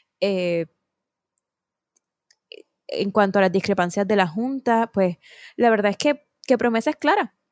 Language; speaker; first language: Spanish; native; Spanish